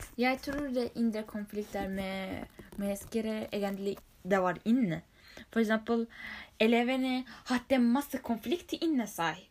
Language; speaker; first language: Norwegian; non-native, learner; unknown